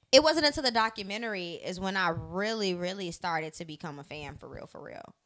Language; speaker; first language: English; native; English